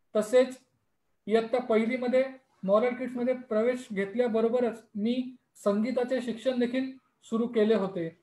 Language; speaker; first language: Marathi; non-native, local second language; Hindi